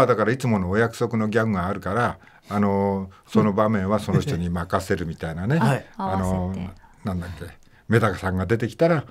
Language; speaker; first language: Japanese; native; Japanese